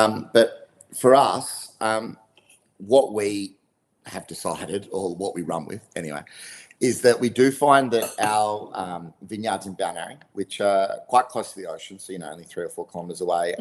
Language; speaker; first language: English; native; English